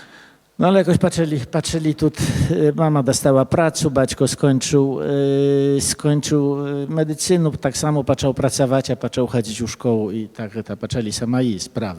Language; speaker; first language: Polish; early bilingual, other home language; Belarusian